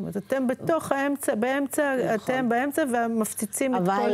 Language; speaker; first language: Hebrew; native; Hebrew